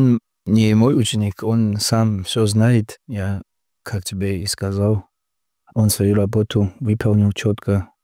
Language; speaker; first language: Russian; non-native, local second language; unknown